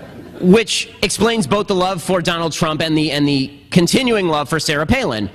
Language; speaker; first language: English; native; English